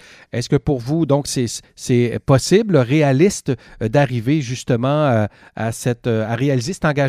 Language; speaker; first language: French; native; French